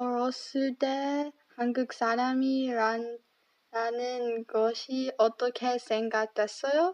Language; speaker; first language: Korean; non-native, learner; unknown